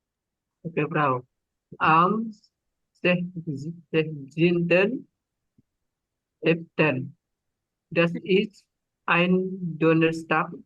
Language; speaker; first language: German; non-native, learner; Indonesian